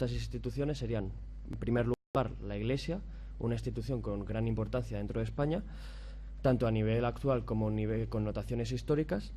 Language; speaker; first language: Spanish; native; Spanish